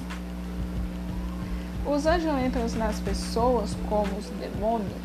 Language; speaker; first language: Portuguese; native; Portuguese